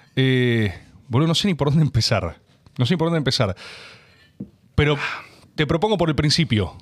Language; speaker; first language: Spanish; native; Spanish